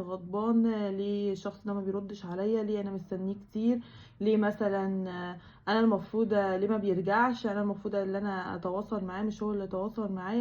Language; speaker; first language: Arabic; native; Arabic